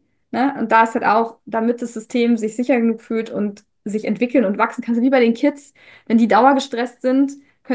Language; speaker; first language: German; native; German